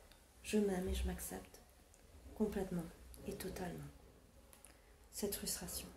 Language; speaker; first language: French; non-native, fluent; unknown